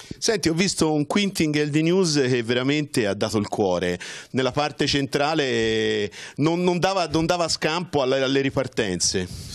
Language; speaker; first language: Italian; native; Italian